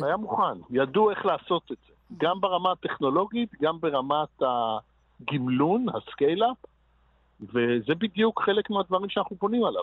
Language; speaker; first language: Hebrew; native; Hebrew